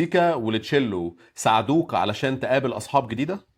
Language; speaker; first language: Arabic; native; Arabic